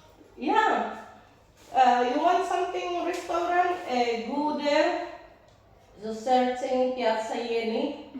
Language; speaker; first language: English; non-native, local second language; Filipino